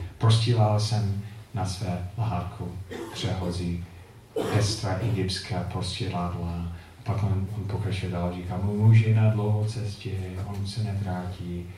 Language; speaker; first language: Czech; non-native, fluent; English